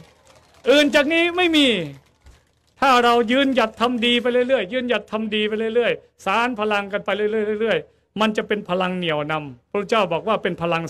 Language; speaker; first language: Thai; native; Thai